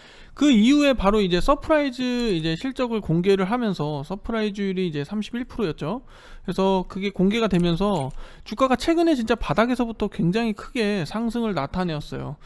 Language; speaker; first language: Korean; native; Korean